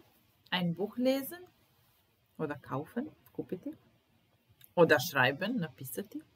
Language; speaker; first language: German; non-native, fluent; Serbian